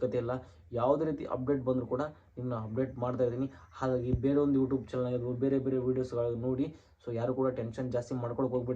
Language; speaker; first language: Kannada; native; Kannada